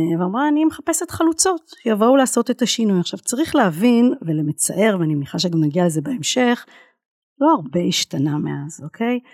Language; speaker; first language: Hebrew; native; Hebrew